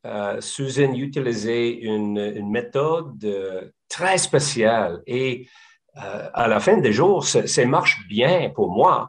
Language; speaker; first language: French; non-native, local second language; English